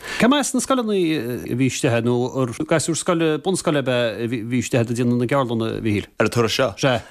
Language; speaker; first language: Irish; native; Irish